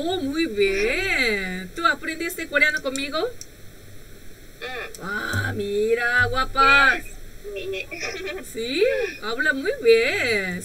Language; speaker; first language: Spanish; non-native, learner; Korean